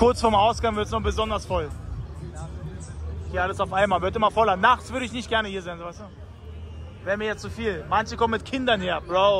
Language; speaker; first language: German; native; German